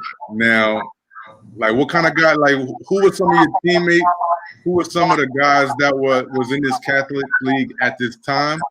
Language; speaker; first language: English; native; English